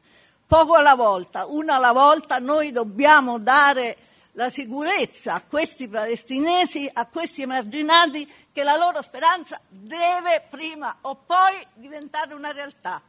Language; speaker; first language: Italian; native; Italian